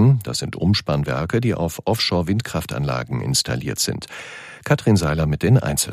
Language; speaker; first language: German; native; German